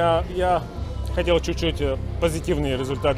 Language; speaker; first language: Ukrainian; non-native, local second language; Russian